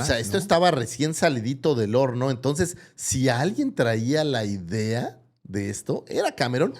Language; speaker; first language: Spanish; native; Spanish